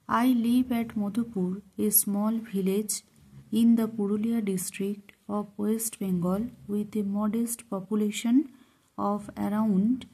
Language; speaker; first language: English; non-native, local second language; Bangla